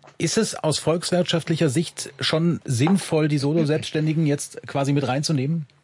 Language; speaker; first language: German; native; German